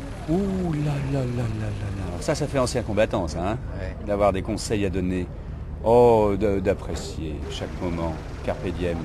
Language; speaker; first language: French; native; French